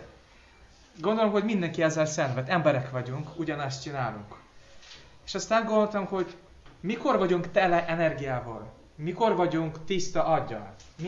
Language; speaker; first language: Hungarian; non-native, fluent; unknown